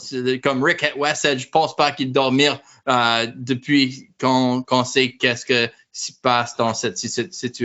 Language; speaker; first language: French; non-native, learner; English